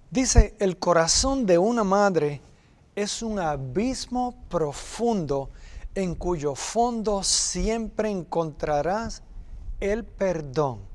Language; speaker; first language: Spanish; native; Spanish